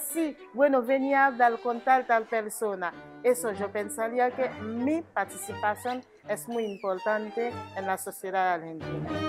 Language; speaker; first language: Spanish; non-native, learner; Haitian Creole